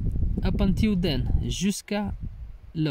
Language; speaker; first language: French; non-native, learner; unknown